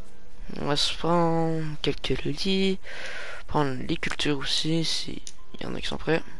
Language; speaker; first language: French; native; French